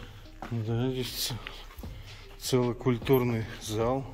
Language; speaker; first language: Russian; native; Russian